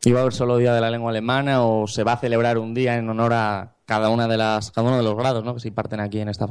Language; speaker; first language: Spanish; native; Spanish